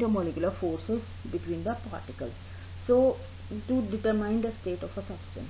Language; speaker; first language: English; non-native, local second language; Hindi